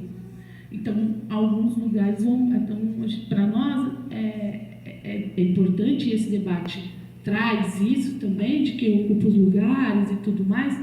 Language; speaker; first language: Portuguese; native; Portuguese